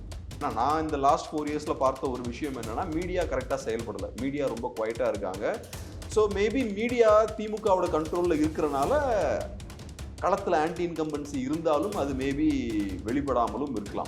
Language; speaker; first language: Tamil; native; Tamil